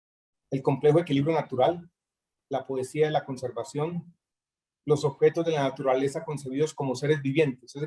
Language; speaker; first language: Spanish; native; Spanish